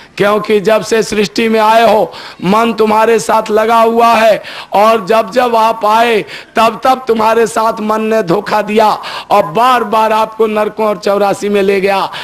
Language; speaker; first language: Hindi; native; Hindi